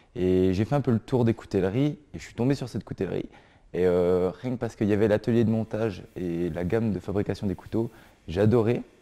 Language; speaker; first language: French; native; French